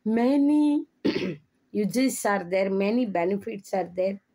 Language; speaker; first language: English; non-native, local second language; Konkani